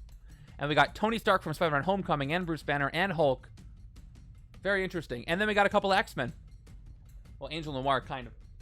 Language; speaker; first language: English; native; English